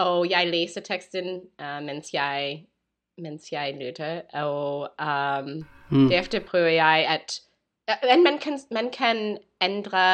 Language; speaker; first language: Danish; non-native, learner; English